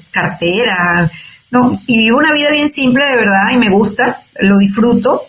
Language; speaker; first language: Spanish; native; Spanish